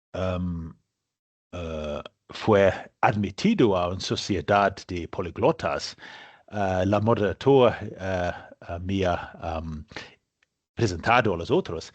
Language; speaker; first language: Spanish; non-native, learner; English